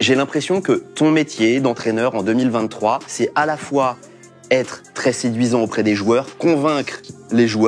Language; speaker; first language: French; native; French